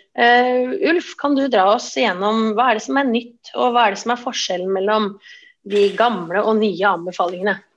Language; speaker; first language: Norwegian; native; Norwegian